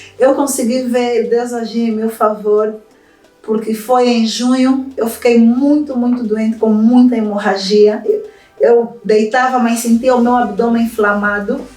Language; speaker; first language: Portuguese; native; Portuguese